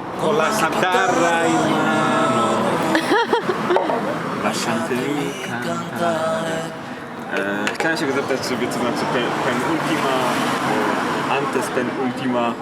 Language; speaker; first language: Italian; non-native, learner; Polish